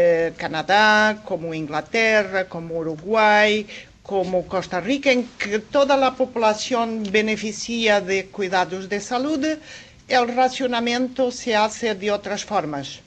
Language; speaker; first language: Spanish; non-native, fluent; Portuguese